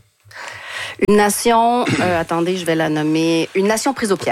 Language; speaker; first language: French; native; French